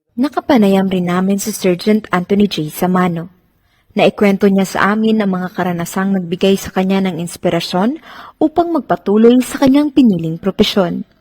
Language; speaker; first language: Filipino; native; Filipino